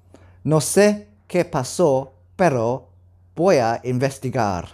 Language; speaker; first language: Spanish; non-native, learner; Cantonese